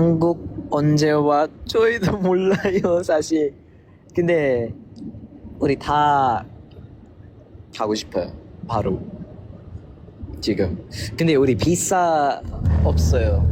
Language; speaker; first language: Korean; non-native, learner; Filipino